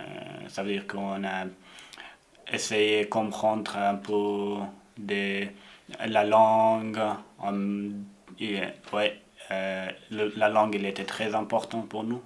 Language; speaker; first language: French; non-native, learner; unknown